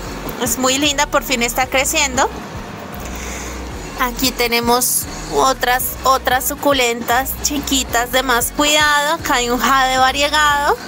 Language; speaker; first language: Spanish; native; Spanish